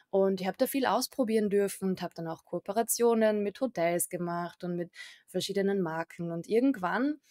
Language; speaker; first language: German; native; German